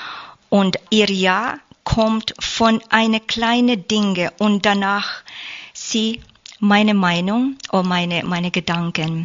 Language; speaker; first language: German; non-native, learner; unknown